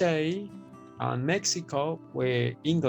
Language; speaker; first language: English; non-native, fluent; Spanish